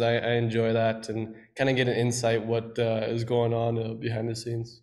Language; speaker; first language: English; native; English